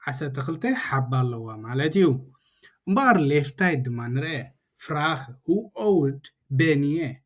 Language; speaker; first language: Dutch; non-native, learner; Tigrinya